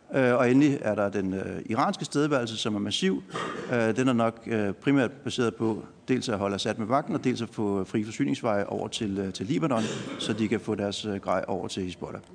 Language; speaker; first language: Danish; native; Danish